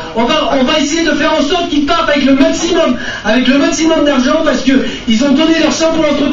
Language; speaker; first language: French; native; French